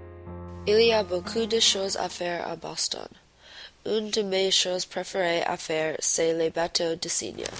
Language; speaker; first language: French; non-native, learner; English